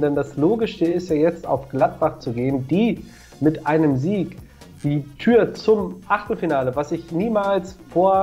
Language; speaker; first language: German; native; German